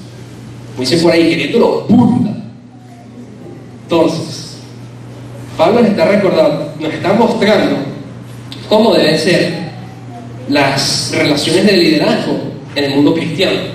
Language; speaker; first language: Spanish; native; Spanish